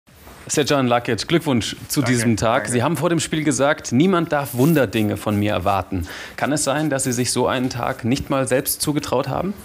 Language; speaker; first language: German; native; German